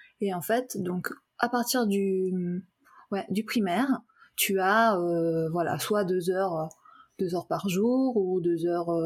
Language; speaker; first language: French; native; French